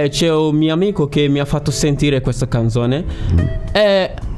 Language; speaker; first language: Italian; non-native, learner; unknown